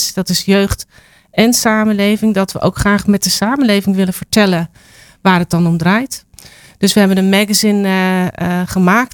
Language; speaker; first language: Dutch; native; Dutch